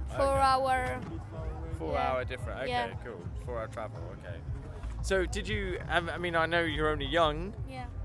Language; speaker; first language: English; non-native, fluent; Italian